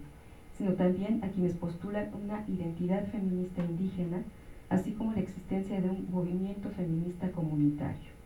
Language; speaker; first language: Spanish; native; Spanish